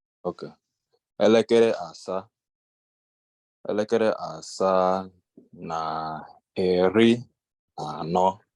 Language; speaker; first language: Igbo; non-native, learner; English